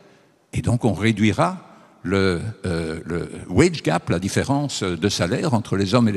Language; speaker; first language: French; native; French